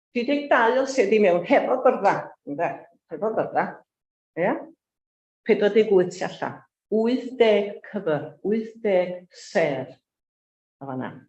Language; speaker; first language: Welsh; native; Welsh